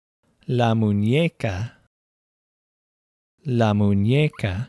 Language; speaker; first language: Spanish; non-native, learner; English